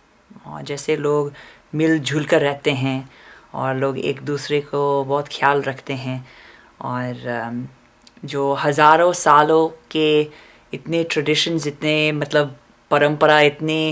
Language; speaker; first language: Hindi; non-native, fluent; English